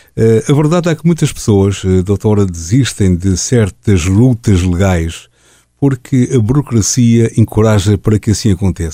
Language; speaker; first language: Portuguese; native; Portuguese